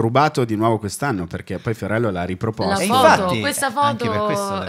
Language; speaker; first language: Italian; native; Italian